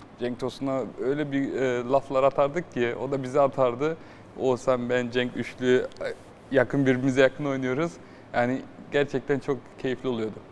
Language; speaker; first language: Turkish; early bilingual, heritage; Turkish